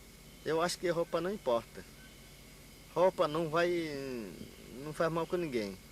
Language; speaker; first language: Portuguese; non-native, local second language; Yanomámi